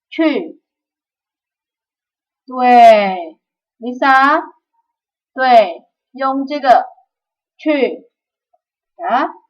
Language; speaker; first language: Chinese; non-native, fluent; Indonesian